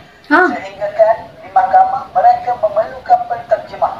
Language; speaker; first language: Malay; native; Malay